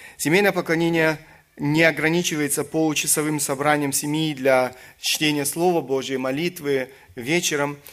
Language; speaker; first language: Russian; early bilingual, other home language; German